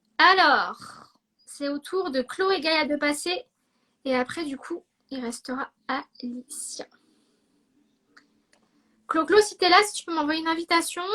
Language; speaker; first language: French; native; French